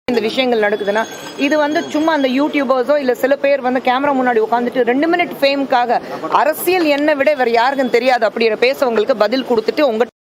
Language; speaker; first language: Tamil; non-native, fluent; Hindi